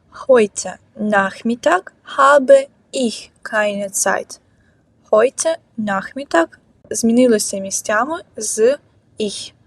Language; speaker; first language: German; non-native, fluent; Ukrainian